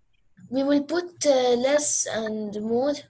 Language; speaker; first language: English; non-native, learner; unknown